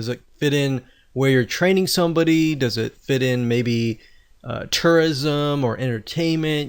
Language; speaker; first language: English; native; English